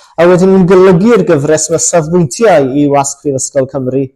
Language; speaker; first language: Welsh; native; Welsh